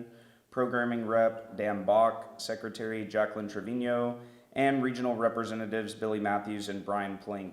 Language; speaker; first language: English; native; English